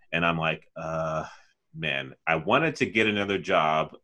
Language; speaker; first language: English; native; English